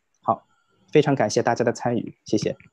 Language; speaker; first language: Chinese; native; Chinese